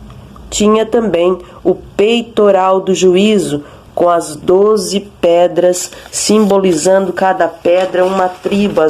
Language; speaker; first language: Portuguese; native; Portuguese